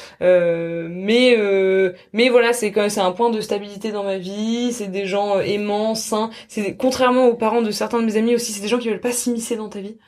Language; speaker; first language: French; native; French